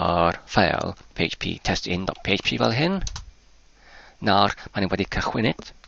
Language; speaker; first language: Welsh; non-native, learner; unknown